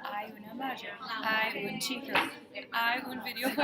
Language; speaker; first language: Spanish; non-native, learner; English